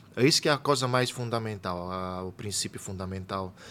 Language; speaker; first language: Portuguese; non-native, fluent; Italian